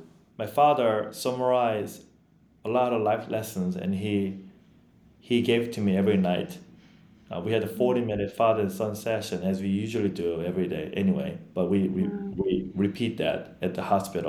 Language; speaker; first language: English; non-native, fluent; Korean